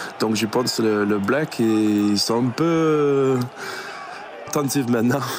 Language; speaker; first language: French; non-native, learner; English